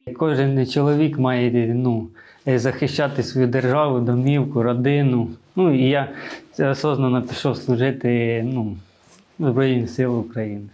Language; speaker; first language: Ukrainian; native; Ukrainian